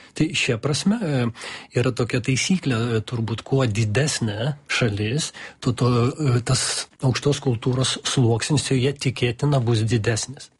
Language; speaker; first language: Lithuanian; non-native, local second language; Russian